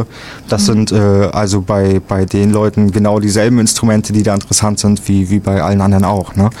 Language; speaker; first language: German; native; German